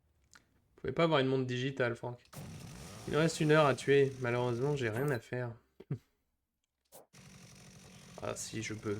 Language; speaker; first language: French; native; French